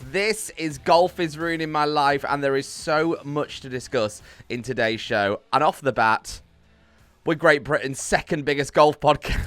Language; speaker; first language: English; native; English